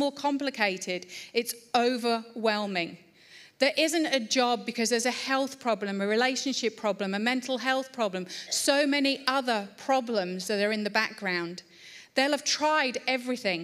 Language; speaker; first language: English; native; English